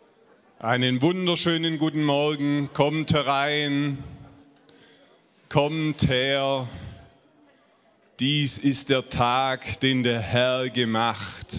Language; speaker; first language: German; native; German